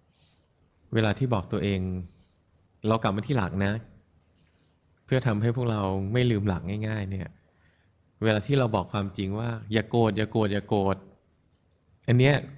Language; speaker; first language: Thai; native; Thai